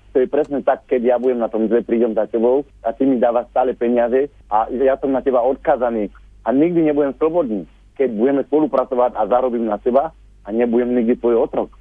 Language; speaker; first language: Slovak; non-native, fluent; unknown